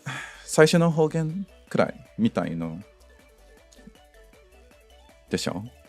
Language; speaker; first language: Japanese; non-native, learner; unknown